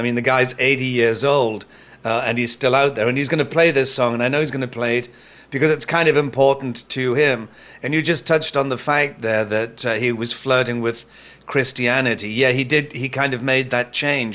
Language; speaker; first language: English; native; English